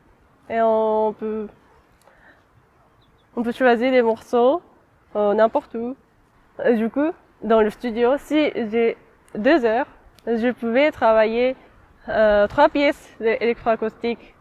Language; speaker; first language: French; non-native, fluent; Japanese